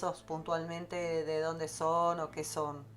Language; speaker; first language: Spanish; native; Spanish